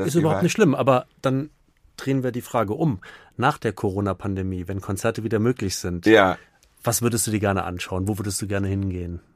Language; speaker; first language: German; native; German